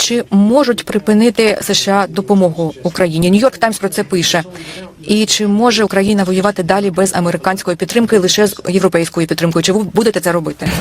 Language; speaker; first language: Ukrainian; native; Ukrainian